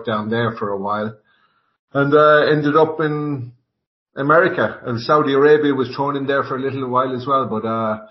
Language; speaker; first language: English; native; English